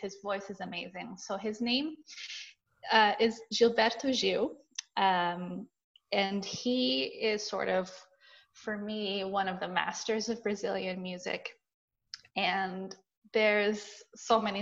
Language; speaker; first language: English; early bilingual, other home language; Portuguese